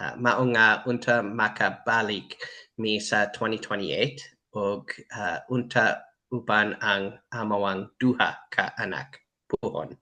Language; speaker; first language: Cebuano; non-native, learner; English